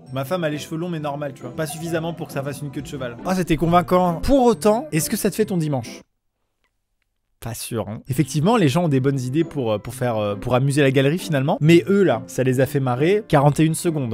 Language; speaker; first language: French; native; French